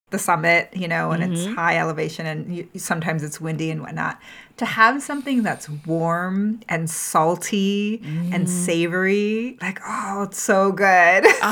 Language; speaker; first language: English; early bilingual, other home language; Japanese